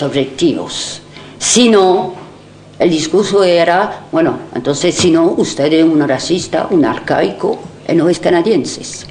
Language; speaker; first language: Spanish; non-native, fluent; French